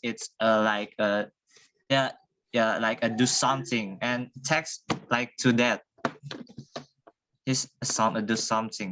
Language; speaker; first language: English; non-native, learner; Indonesian